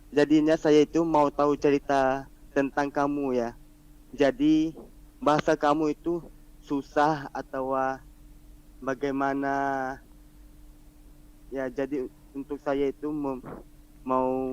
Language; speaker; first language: Indonesian; non-native, learner; Malay